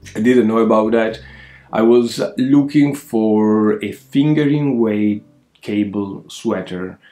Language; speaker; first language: English; non-native, fluent; Italian